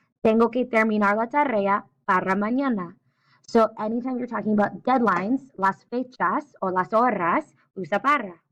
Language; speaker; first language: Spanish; non-native, fluent; English